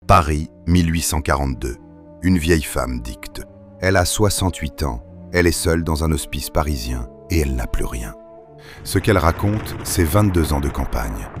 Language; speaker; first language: French; native; French